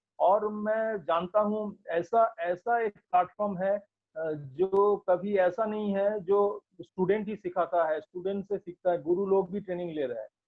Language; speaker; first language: Hindi; non-native, local second language; Bangla